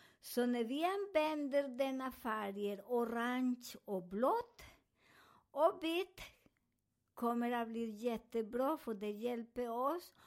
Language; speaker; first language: Swedish; non-native, learner; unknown